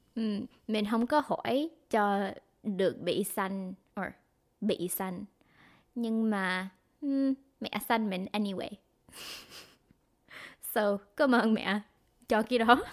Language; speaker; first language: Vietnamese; early bilingual, heritage; Vietnamese